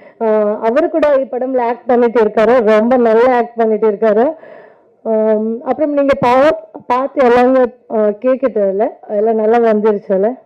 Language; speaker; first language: Tamil; non-native, learner; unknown